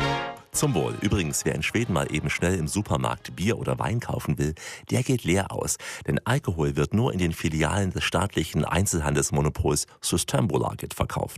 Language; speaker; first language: German; native; German